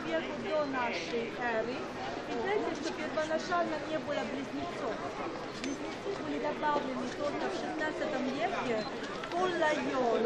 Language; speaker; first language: Russian; non-native, fluent; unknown